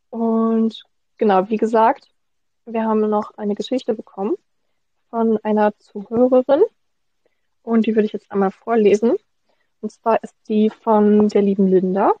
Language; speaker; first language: German; native; German